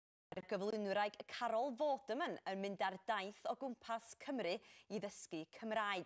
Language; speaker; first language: Welsh; native; Welsh